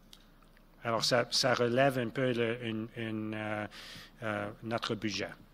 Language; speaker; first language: French; non-native, local second language; English